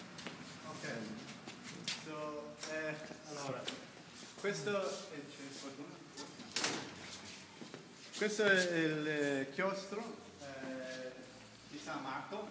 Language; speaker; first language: Italian; non-native, learner; English